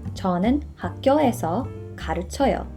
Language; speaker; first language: Korean; non-native, fluent; English